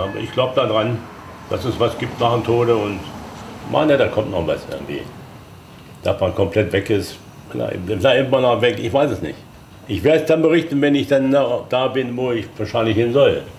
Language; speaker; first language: German; native; German